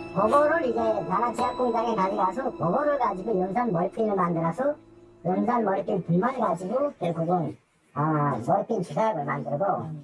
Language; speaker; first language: Korean; native; Korean